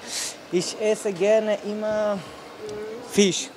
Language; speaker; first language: German; non-native, learner; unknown